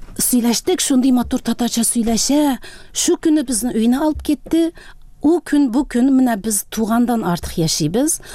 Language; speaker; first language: Tatar; early bilingual, heritage; Tatar